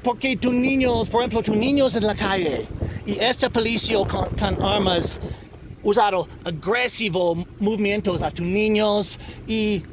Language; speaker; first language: Spanish; non-native, learner; English